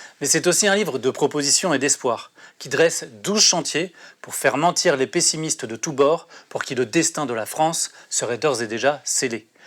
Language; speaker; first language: French; native; French